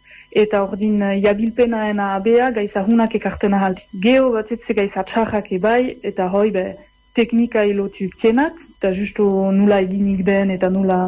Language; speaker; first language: Basque; native; Basque